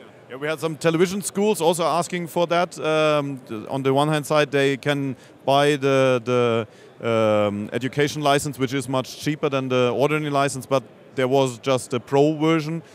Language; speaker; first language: English; non-native, fluent; German